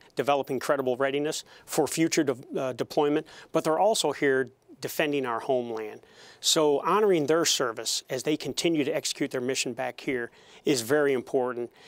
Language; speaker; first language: English; native; English